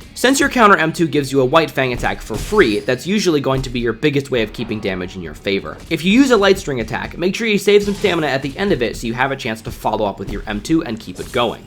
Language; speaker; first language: English; native; English